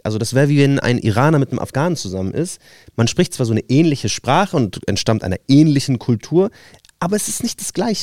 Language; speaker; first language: German; native; German